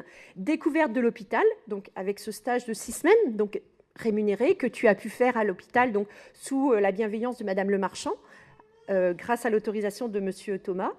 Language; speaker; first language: French; native; French